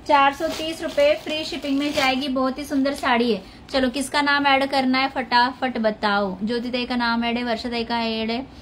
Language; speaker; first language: Hindi; non-native, local second language; Marathi